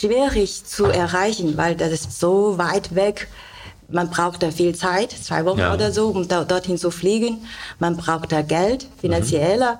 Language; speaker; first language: German; non-native, learner; Chinese